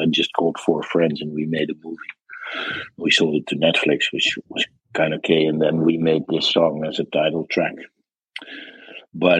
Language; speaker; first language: English; non-native, fluent; Dutch